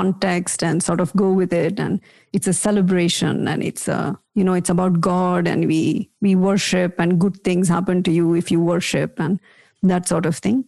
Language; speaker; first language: English; non-native, local second language; Kannada